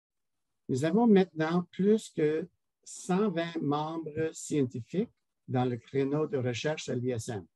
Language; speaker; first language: French; non-native, local second language; English